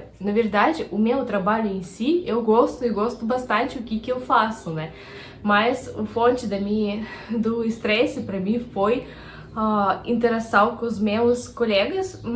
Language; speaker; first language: Portuguese; non-native, fluent; Russian